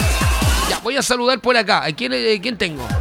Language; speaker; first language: Spanish; native; Spanish